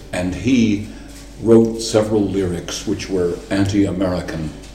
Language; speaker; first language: English; native; English